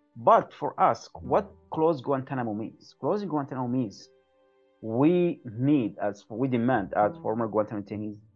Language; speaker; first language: English; non-native, fluent; Arabic